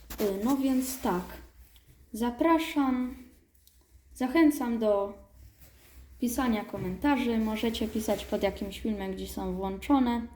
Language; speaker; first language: Polish; native; Polish